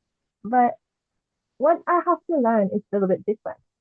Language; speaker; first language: English; non-native, learner; Japanese